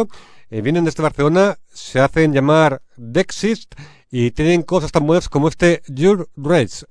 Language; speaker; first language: Spanish; native; Spanish